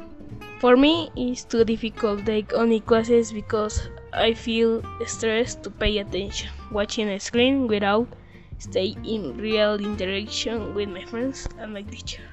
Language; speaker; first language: English; non-native, learner; Spanish